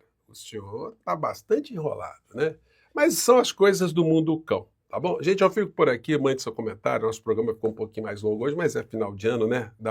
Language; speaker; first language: Portuguese; native; Portuguese